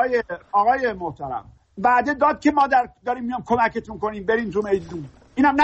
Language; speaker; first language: Persian; native; Persian